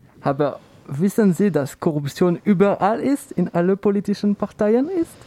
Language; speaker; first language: German; non-native, learner; French